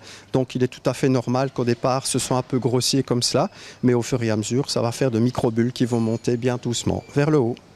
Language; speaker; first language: French; native; French